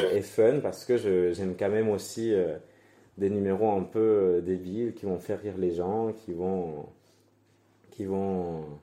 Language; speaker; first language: French; non-native, fluent; Spanish